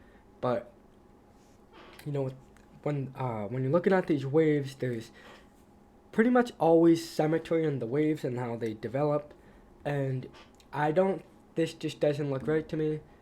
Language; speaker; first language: English; native; English